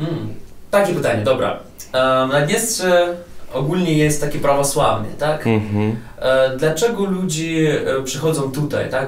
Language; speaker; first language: Polish; non-native, learner; Russian